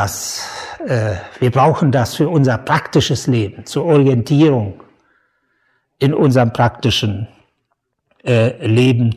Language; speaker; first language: German; native; German